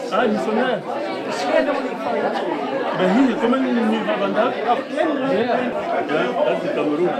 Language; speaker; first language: Dutch; non-native, learner; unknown